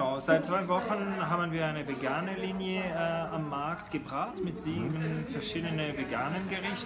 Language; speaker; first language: German; non-native, fluent; French